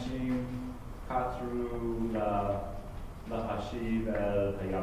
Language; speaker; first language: Hebrew; non-native, learner; English